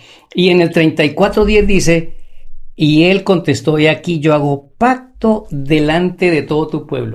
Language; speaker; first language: Spanish; native; Spanish